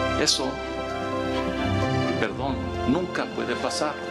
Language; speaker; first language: Spanish; early bilingual, heritage; Spanish